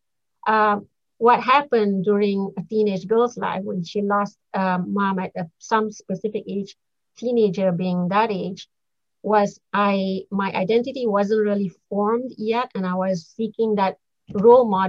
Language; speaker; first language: English; non-native, local second language; Malay